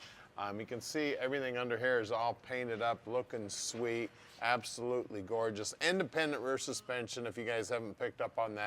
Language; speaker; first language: English; native; English